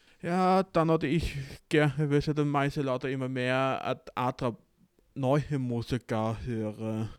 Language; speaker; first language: German; non-native, learner; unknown